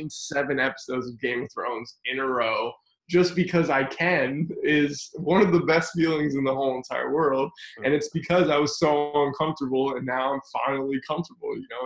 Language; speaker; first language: English; native; English